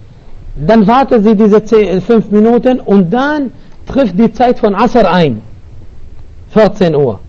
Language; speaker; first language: German; non-native, fluent; Arabic